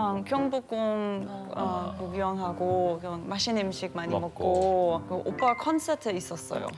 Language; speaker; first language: Korean; non-native, learner; German